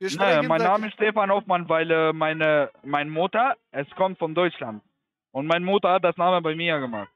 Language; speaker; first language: German; non-native, fluent; Albanian